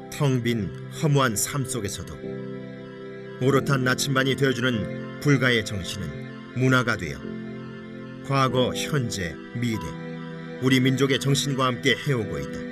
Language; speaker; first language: Korean; native; Korean